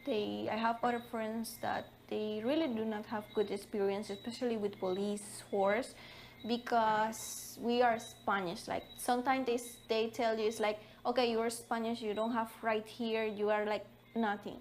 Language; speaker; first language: English; non-native, fluent; Spanish